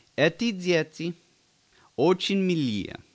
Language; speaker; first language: Russian; non-native, learner; English